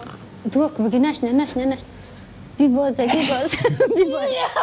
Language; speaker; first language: Persian; native; Persian